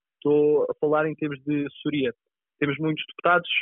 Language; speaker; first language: Portuguese; native; Portuguese